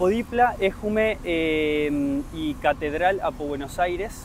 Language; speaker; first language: Greek; early bilingual, heritage; Spanish